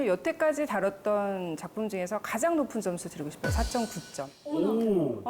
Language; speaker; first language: Korean; native; Korean